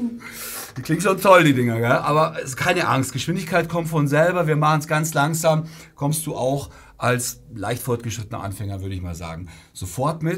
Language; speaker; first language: German; native; German